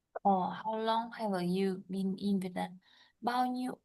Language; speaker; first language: English; non-native, learner; Vietnamese